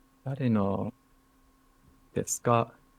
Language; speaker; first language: Japanese; non-native, learner; English